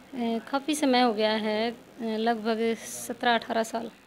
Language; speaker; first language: Hindi; native; Hindi